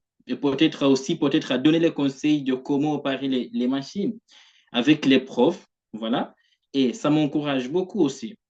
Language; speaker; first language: French; non-native, fluent; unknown